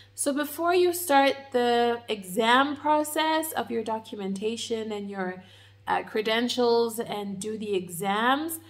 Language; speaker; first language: English; native; English